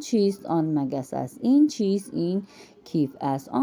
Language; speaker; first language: Persian; non-native, fluent; Urdu